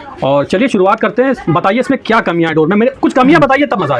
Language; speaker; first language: Hindi; native; Hindi